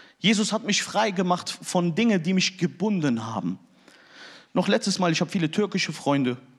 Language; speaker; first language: German; early bilingual, other home language; Turkish